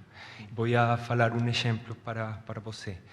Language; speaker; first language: Portuguese; non-native, learner; Spanish